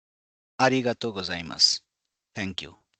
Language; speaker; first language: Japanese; non-native, fluent; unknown